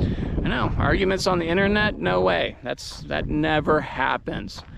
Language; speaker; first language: English; native; English